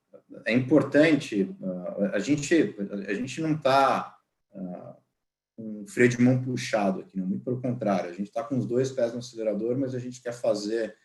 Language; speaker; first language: Portuguese; native; Portuguese